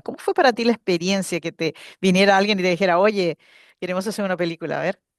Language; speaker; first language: Spanish; native; Spanish